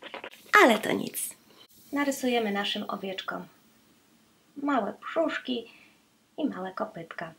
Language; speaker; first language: Polish; native; Polish